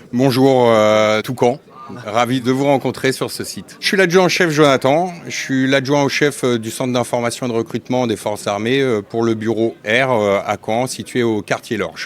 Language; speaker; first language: French; native; French